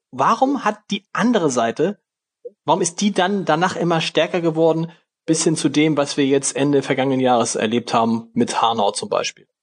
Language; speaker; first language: German; native; German